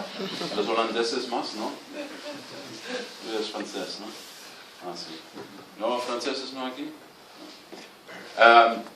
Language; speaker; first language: Spanish; non-native, fluent; German